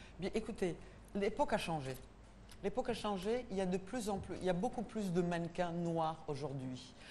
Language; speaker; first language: French; non-native, local second language; Rundi